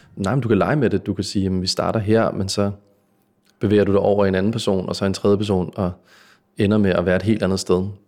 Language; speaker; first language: Danish; native; Danish